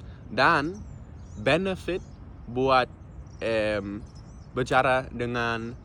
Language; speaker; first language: Indonesian; non-native, fluent; English